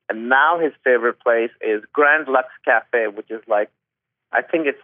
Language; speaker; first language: English; non-native, local second language; Urdu